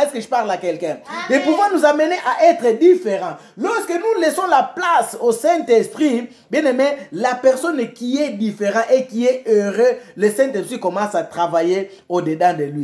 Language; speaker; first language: French; non-native, local second language; Lingala